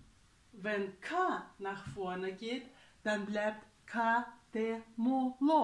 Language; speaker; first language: German; non-native, fluent; Russian